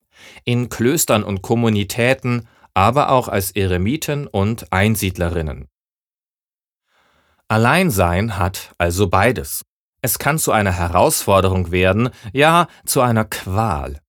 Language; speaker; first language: German; native; German